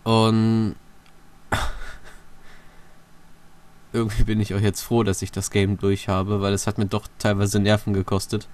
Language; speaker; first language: German; native; German